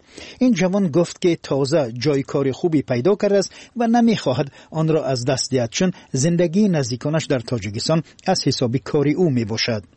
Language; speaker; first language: Persian; native; Persian